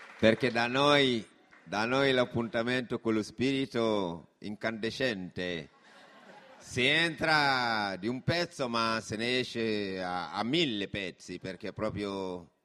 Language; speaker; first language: Italian; non-native, fluent; Wolof